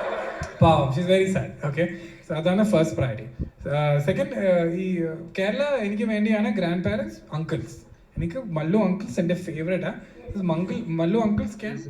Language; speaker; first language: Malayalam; non-native, learner; English